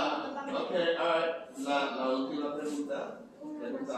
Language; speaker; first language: Spanish; non-native, learner; English